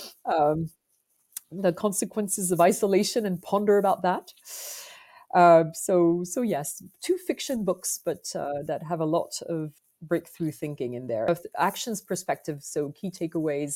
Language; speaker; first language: English; non-native, fluent; French